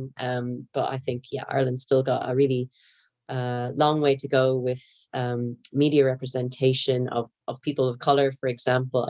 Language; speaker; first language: English; native; English